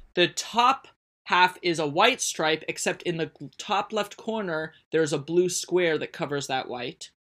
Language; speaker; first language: English; native; English